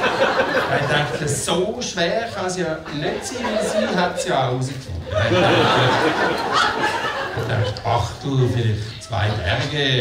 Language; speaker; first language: German; native; German